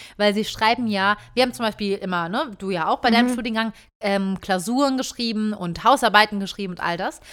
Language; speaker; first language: German; early bilingual, other home language; Turkish